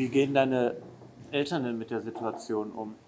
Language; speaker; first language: German; native; German